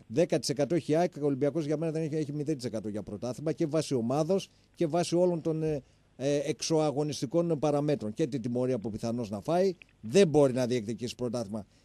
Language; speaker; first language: Greek; native; Greek